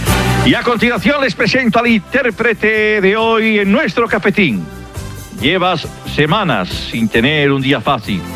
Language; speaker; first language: Spanish; native; Spanish